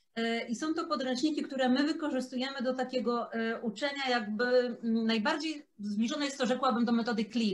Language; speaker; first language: Polish; native; Polish